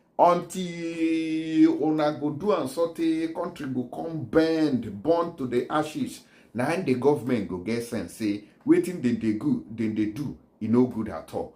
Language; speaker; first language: Nigerian Pidgin; native; Nigerian Pidgin